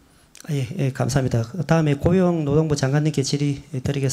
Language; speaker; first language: Korean; native; Korean